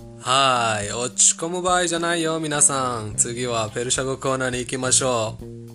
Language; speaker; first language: Japanese; non-native, fluent; Persian